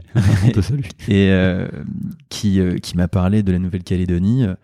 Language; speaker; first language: French; native; French